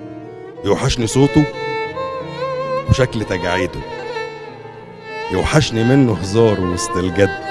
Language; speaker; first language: Arabic; native; Arabic